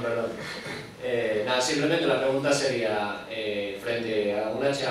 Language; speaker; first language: Spanish; native; Spanish